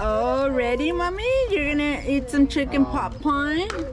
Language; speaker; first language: English; early bilingual, other home language; Spanish